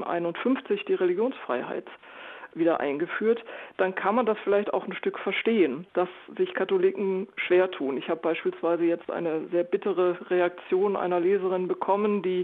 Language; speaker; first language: German; native; German